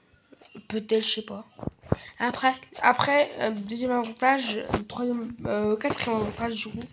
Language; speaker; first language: French; native; French